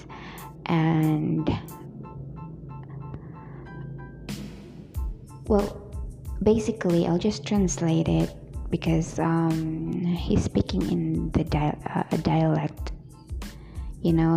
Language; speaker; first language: English; non-native, local second language; Cebuano